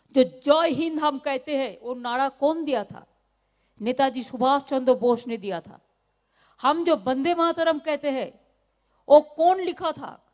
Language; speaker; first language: Hindi; non-native, local second language; Bangla